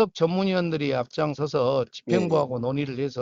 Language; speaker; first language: Korean; native; Korean